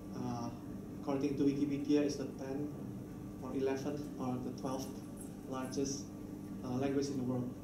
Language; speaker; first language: English; non-native, fluent; Indonesian